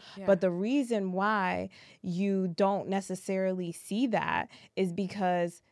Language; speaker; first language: English; early bilingual, other home language; French